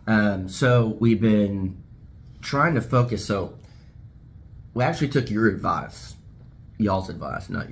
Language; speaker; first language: English; native; English